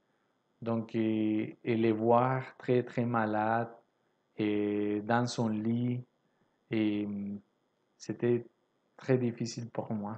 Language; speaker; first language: French; non-native, fluent; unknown